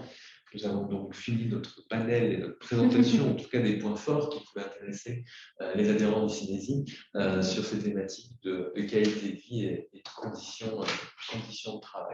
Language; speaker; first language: French; native; French